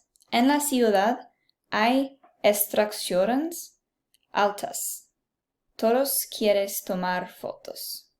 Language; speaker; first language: Spanish; non-native, learner; English